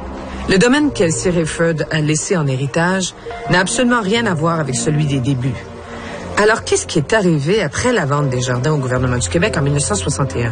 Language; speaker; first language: French; native; French